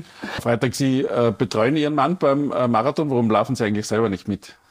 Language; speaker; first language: German; native; German